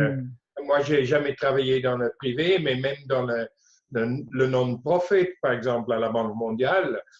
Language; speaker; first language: French; non-native, fluent; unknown